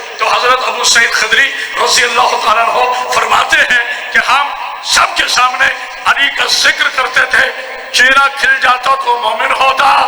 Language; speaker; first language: Urdu; non-native, local second language; Punjabi